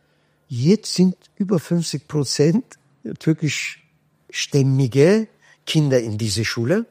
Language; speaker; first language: German; non-native, fluent; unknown